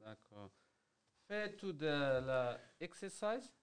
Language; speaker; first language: French; non-native, learner; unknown